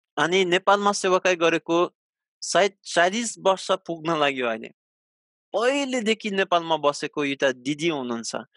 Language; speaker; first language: Nepali; non-native, fluent; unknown